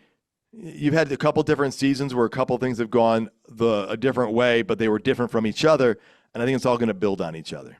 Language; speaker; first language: English; native; English